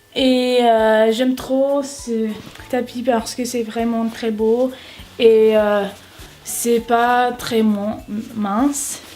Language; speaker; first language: French; non-native, learner; English